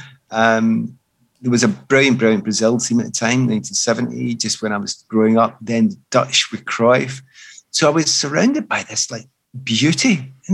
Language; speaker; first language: English; native; English